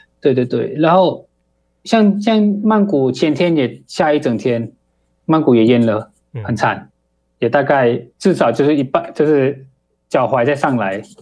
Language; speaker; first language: Chinese; early bilingual, heritage; Chinese